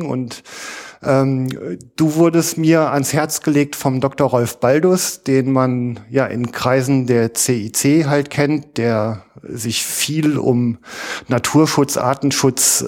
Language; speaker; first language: German; native; German